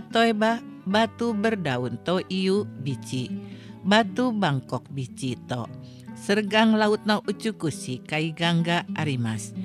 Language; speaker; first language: Japanese; non-native, fluent; Indonesian